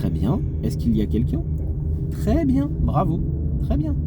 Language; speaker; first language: French; native; French